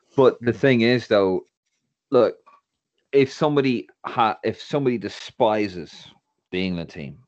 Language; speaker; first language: English; native; English